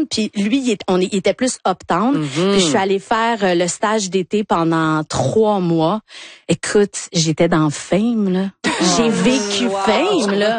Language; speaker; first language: French; native; French